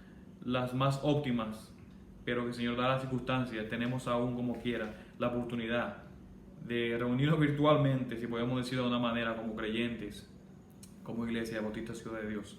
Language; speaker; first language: Spanish; native; Spanish